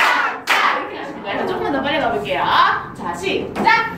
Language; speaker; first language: Korean; native; Korean